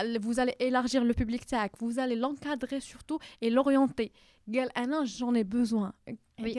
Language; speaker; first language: French; non-native, local second language; Arabic